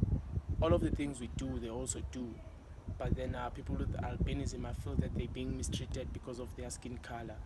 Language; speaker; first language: English; non-native, local second language; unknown